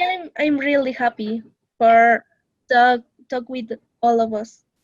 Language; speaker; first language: English; non-native, learner; Spanish